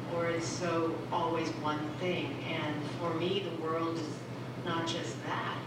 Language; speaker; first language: English; non-native, local second language; Filipino